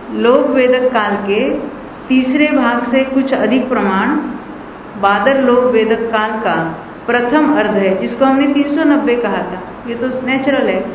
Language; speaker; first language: Hindi; non-native, local second language; Gujarati